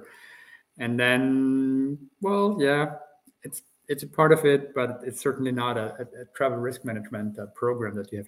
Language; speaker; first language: English; non-native, fluent; German